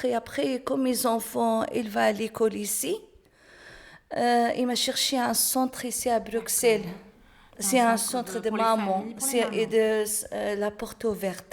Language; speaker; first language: French; non-native, learner; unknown